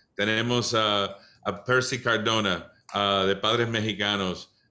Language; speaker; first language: Spanish; early bilingual, other home language; English